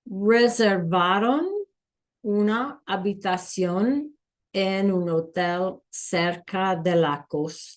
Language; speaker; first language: Spanish; non-native, fluent; English